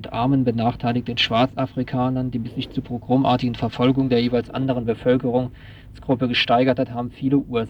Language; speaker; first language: German; native; German